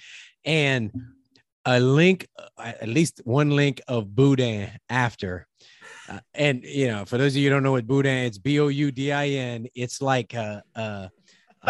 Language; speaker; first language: English; native; English